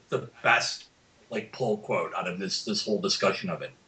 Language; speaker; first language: English; native; English